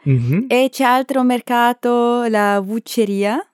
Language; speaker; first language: Italian; non-native, learner; German